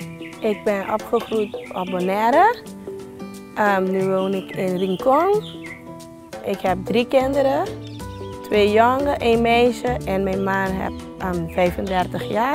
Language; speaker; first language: Dutch; non-native, local second language; Papiamento